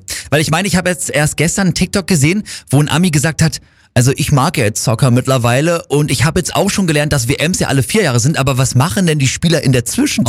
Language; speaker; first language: German; native; German